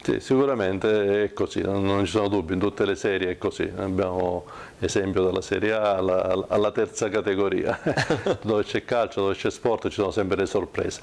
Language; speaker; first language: Italian; native; Italian